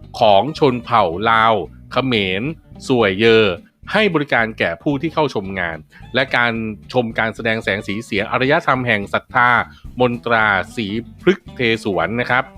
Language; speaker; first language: Thai; native; Thai